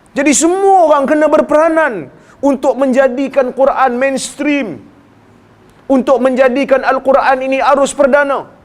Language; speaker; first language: Malay; native; Malay